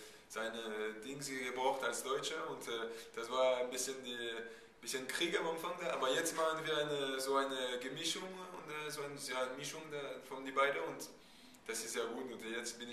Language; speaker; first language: German; non-native, fluent; French